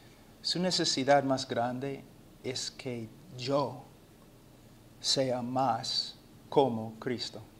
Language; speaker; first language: Spanish; non-native, fluent; English